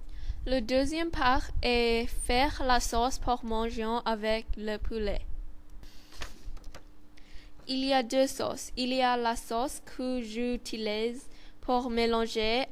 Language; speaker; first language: French; non-native, learner; Thai